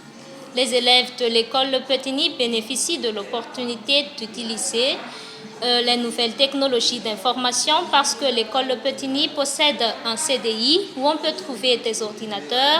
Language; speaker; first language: French; non-native, local second language; Malagasy